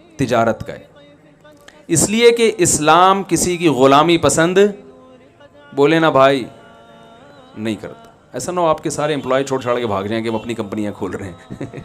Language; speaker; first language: Urdu; native; Urdu